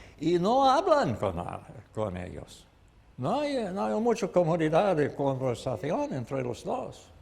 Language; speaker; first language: Spanish; non-native, learner; English